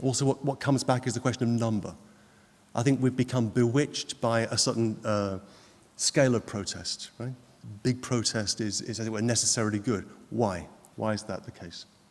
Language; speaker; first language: English; native; English